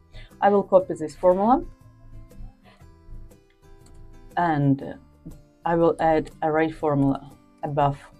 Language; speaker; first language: English; non-native, fluent; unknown